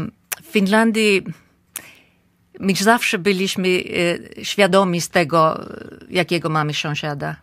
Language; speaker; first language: Polish; non-native, fluent; Finnish